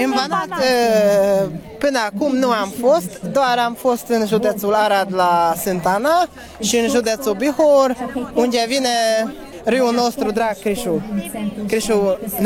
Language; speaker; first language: Romanian; non-native, learner; Hungarian